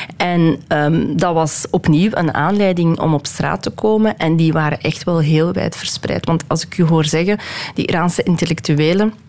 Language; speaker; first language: Dutch; early bilingual, other home language; Persian